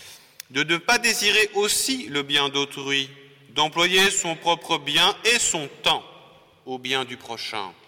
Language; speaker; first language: French; native; French